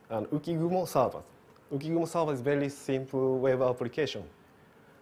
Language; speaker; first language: English; non-native, learner; Japanese